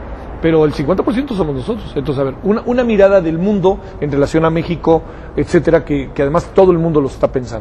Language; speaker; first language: Spanish; native; Spanish